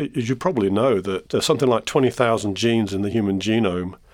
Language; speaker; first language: English; native; English